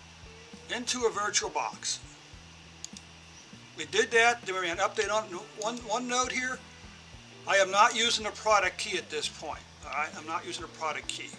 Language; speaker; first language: English; native; English